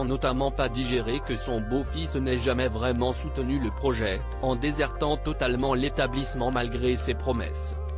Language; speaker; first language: French; native; French